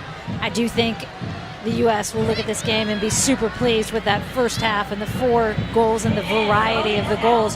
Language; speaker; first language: English; native; English